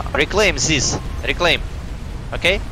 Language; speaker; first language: English; non-native, learner; Russian